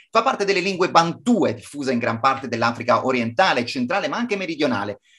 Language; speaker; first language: Italian; native; Italian